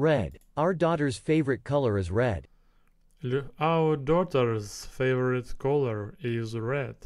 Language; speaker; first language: English; non-native, learner; Russian